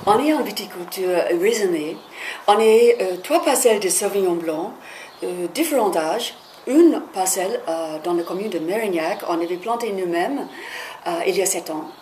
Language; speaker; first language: French; non-native, fluent; English